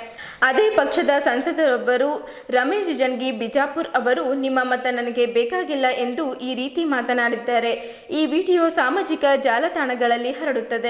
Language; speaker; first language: Kannada; native; Kannada